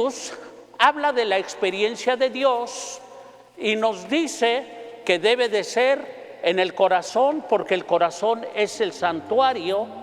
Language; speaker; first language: Spanish; native; Spanish